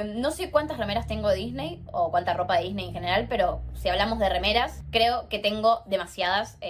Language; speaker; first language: Spanish; native; Spanish